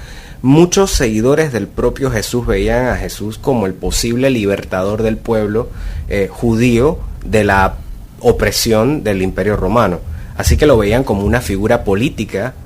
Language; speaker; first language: Spanish; native; Spanish